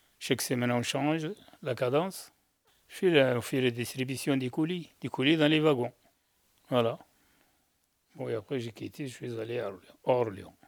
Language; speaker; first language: French; non-native, local second language; Arabic